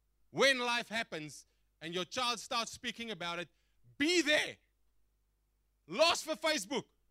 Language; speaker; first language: English; non-native, local second language; Afrikaans